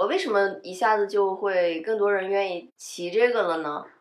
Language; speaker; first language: Chinese; native; Chinese